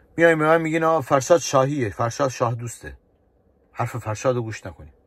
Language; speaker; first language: Persian; native; Persian